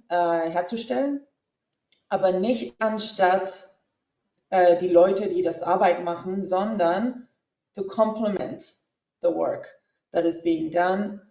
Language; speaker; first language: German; early bilingual, heritage; English